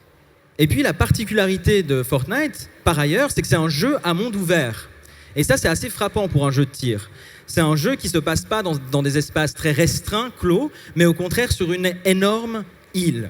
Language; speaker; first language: French; native; French